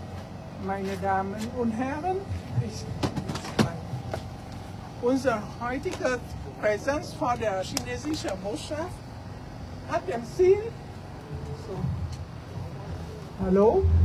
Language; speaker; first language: German; non-native, fluent; Vietnamese